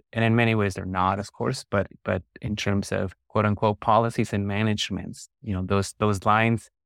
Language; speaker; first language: English; early bilingual, other home language; Spanish